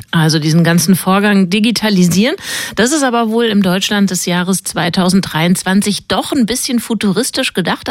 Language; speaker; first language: German; native; German